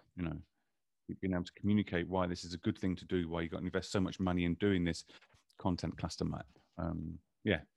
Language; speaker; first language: English; native; English